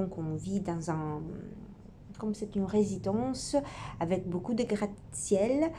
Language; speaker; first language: French; non-native, fluent; Italian